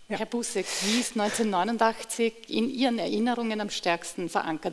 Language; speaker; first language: German; native; German